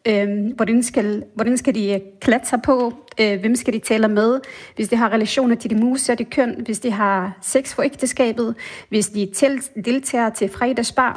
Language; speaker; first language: Danish; non-native, fluent; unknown